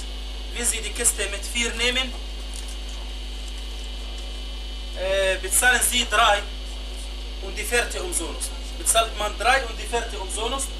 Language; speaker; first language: German; non-native, fluent; Arabic